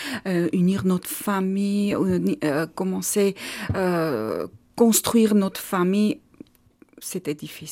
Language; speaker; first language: French; non-native, learner; Armenian